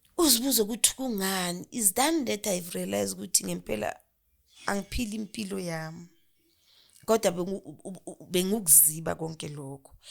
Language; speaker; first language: Zulu; non-native, local second language; Southern Sotho